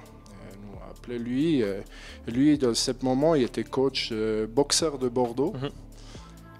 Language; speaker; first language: French; non-native, learner; German